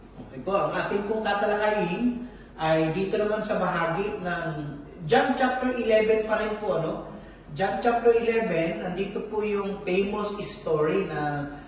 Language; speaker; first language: Filipino; native; Filipino